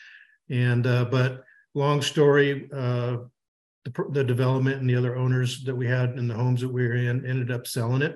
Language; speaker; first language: English; native; English